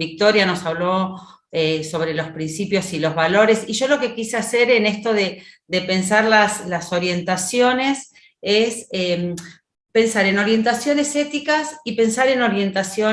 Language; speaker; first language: Spanish; native; Spanish